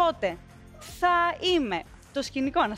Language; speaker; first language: Greek; native; Greek